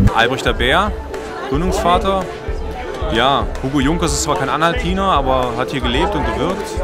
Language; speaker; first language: German; native; German